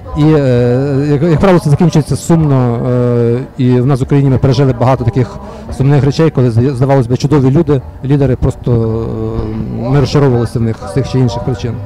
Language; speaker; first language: Ukrainian; native; Ukrainian